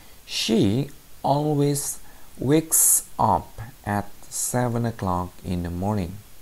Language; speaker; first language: English; non-native, fluent; Indonesian